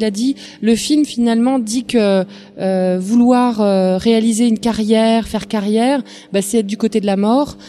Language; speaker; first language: French; native; French